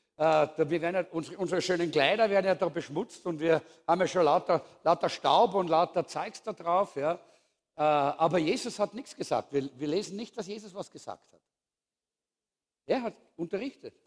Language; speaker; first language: German; native; German